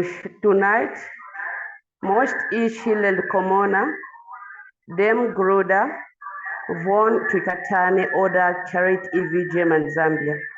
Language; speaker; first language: German; non-native, learner; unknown